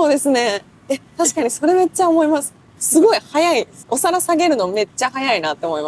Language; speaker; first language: Japanese; native; Japanese